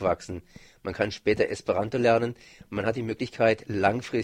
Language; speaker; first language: German; native; German